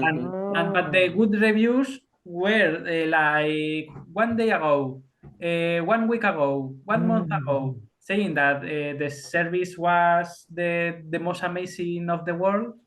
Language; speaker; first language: English; non-native, learner; Spanish